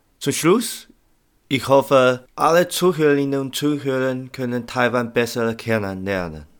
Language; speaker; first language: German; non-native, learner; Chinese